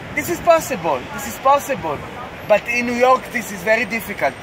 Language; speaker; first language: English; non-native, learner; Hebrew